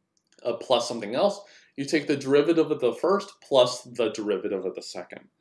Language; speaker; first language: English; native; English